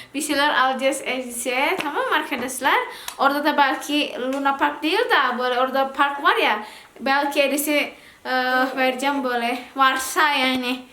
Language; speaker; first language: Turkish; non-native, learner; Indonesian